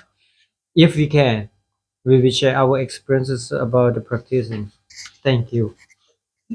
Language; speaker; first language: English; non-native, fluent; Thai